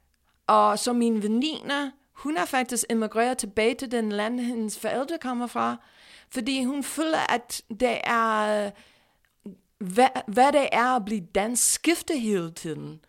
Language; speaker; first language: Danish; non-native, fluent; English